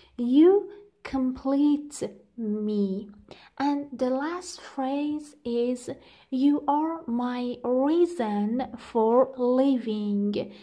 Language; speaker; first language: English; non-native, fluent; Persian